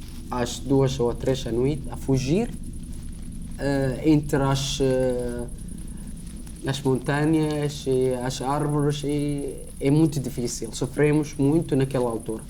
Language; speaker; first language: Portuguese; non-native, learner; Arabic